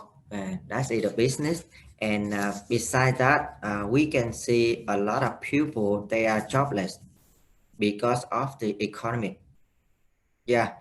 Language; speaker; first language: English; non-native, learner; Vietnamese